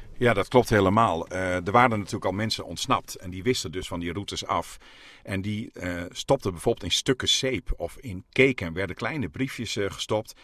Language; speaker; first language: Dutch; native; Dutch